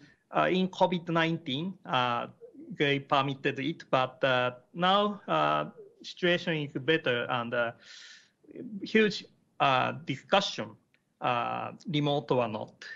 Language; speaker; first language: English; non-native, learner; Japanese